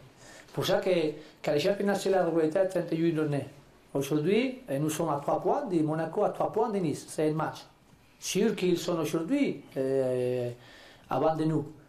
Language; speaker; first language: French; non-native, learner; Spanish